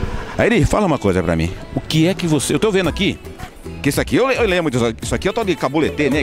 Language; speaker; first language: Portuguese; native; Portuguese